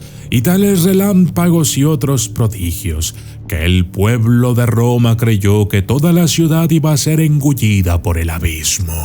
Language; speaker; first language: Spanish; native; Spanish